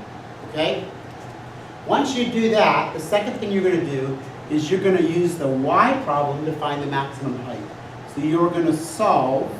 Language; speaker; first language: English; native; English